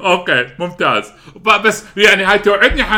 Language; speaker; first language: Arabic; native; Arabic